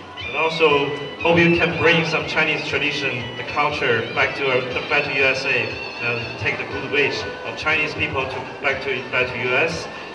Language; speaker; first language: English; non-native, learner; Chinese